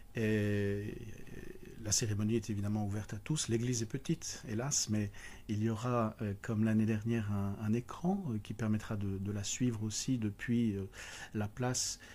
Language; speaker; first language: French; native; French